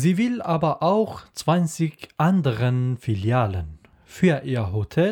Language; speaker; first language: German; non-native, learner; Persian